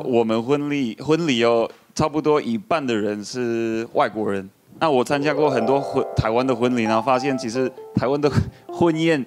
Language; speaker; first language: Chinese; non-native, fluent; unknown